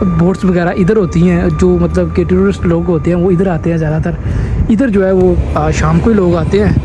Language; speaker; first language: Urdu; non-native, local second language; Punjabi